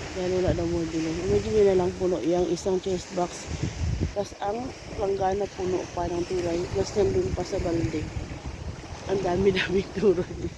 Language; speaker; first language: Filipino; non-native, local second language; Masbatenyo